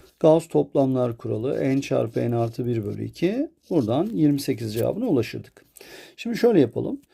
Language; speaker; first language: Turkish; native; Turkish